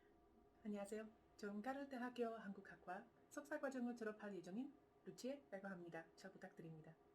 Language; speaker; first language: Korean; non-native, fluent; Czech